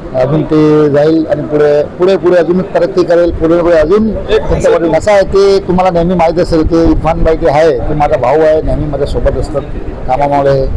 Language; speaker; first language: Marathi; non-native, local second language; Hindi